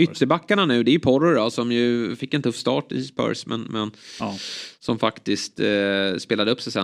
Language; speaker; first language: Swedish; native; Swedish